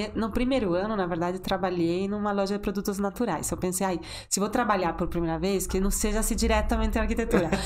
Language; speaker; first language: Portuguese; non-native, fluent; Spanish